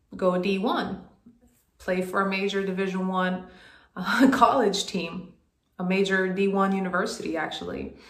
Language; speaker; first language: English; non-native, fluent; Swedish